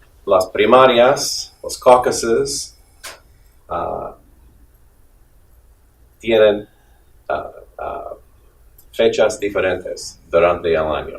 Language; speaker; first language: Spanish; non-native, fluent; English